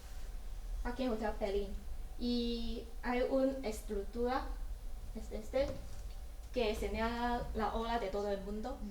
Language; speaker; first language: Spanish; non-native, learner; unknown